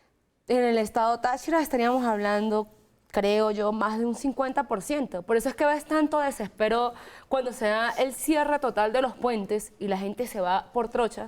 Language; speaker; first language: Spanish; native; Spanish